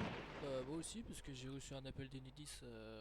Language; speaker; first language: French; native; French